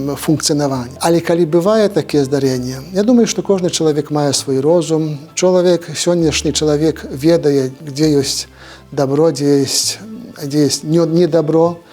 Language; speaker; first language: Belarusian; native; Belarusian